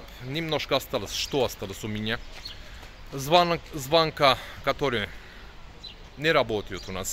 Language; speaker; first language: Russian; non-native, learner; Turkish